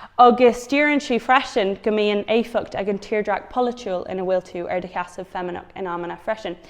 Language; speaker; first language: Irish; non-native, local second language; English